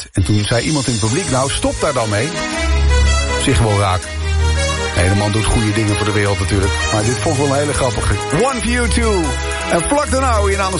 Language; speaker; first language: Dutch; native; Dutch